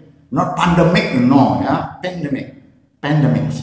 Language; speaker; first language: English; non-native, fluent; Indonesian